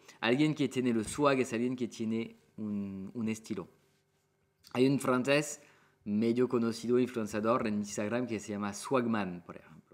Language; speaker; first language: Spanish; non-native, fluent; French